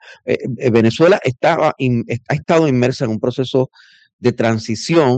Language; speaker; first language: Spanish; native; Spanish